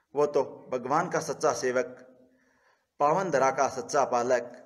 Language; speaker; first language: Hindi; native; Hindi